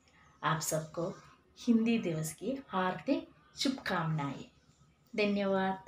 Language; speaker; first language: Hindi; non-native, local second language; Malayalam